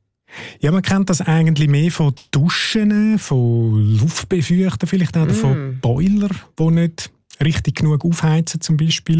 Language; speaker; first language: German; native; German